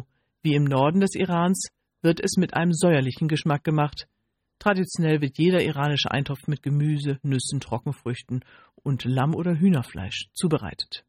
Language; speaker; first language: German; native; German